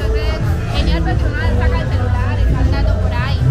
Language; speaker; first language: Spanish; native; Spanish